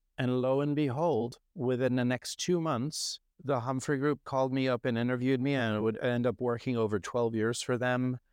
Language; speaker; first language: English; non-native, fluent; French